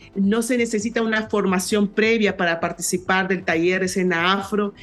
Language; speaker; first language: Spanish; native; Spanish